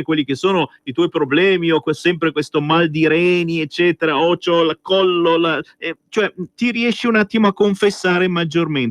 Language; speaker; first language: Italian; native; Italian